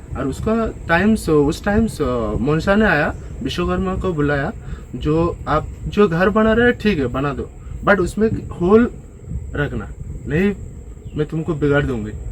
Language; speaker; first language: Hindi; non-native, local second language; Bangla